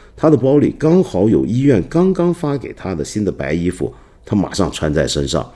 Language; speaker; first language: Chinese; non-native, local second language; Cantonese